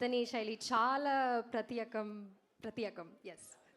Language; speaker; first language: Telugu; non-native, learner; Malayalam